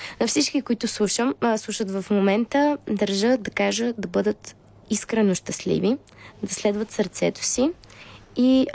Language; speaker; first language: Bulgarian; early bilingual, heritage; Bulgarian